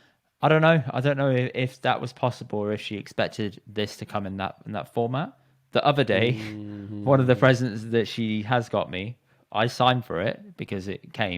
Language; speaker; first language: English; early bilingual, other home language; Punjabi